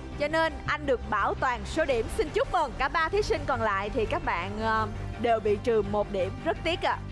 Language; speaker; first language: Vietnamese; native; Vietnamese